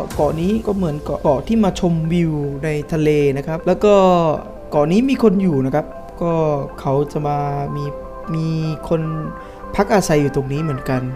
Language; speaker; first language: Thai; non-native, fluent; Malay